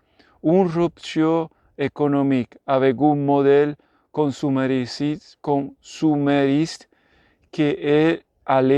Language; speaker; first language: French; non-native, learner; Spanish